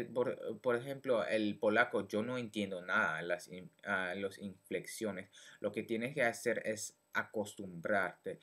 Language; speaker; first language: Spanish; non-native, fluent; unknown